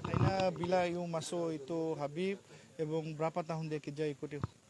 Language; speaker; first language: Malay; non-native, fluent; Bangla